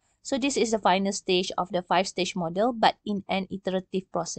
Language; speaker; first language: English; non-native, local second language; Malay